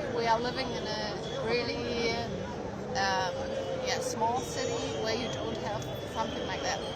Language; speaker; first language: English; non-native, learner; German